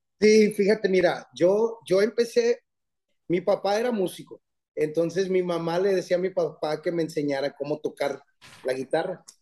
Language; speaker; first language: Spanish; early bilingual, heritage; Spanish